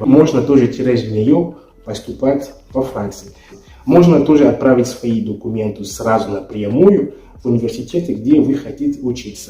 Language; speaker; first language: Russian; non-native, fluent; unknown